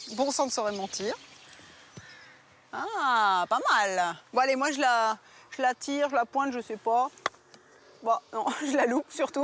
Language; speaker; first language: French; native; French